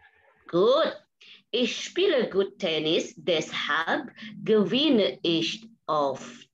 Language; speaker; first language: German; non-native, fluent; Indonesian